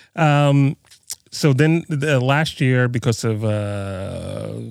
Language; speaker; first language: English; native; English